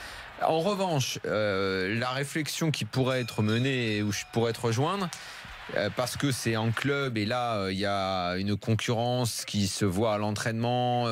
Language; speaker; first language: French; native; French